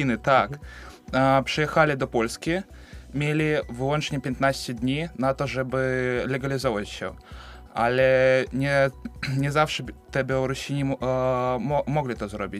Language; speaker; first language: Ukrainian; non-native, learner; Belarusian